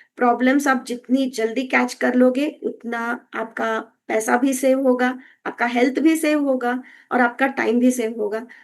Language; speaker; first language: Hindi; non-native, local second language; Kannada